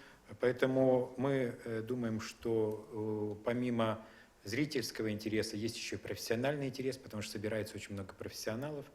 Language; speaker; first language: Russian; native; Russian